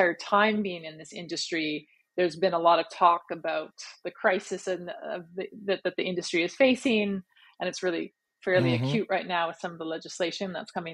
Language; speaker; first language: English; native; English